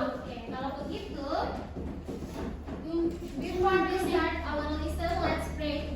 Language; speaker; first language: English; non-native, fluent; Indonesian